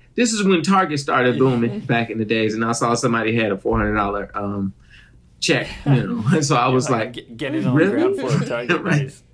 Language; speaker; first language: English; native; English